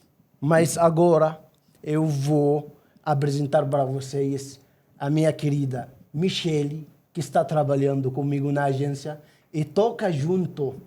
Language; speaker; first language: Portuguese; non-native, fluent; Arabic